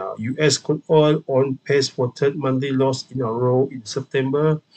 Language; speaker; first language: English; non-native, local second language; Malay